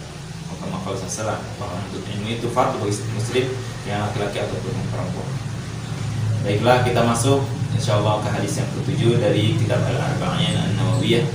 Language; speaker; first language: Indonesian; native; Indonesian